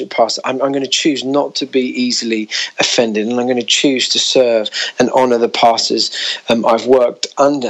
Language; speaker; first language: English; native; English